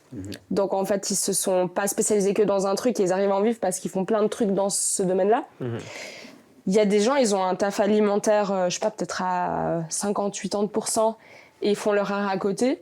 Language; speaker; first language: French; native; French